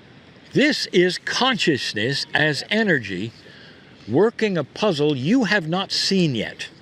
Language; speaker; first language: English; native; English